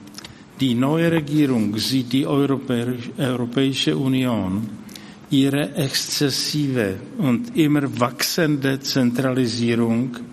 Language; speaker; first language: German; non-native, fluent; Czech